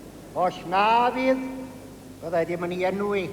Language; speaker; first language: Welsh; native; Welsh